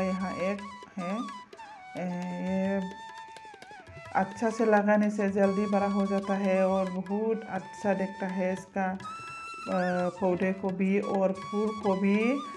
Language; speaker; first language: Hindi; non-native, learner; Bodo